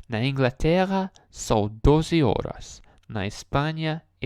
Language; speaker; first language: Portuguese; non-native, learner; English